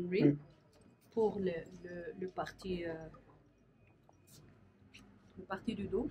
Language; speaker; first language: French; non-native, learner; Arabic